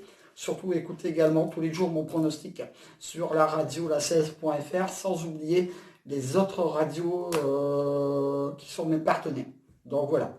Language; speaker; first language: French; native; French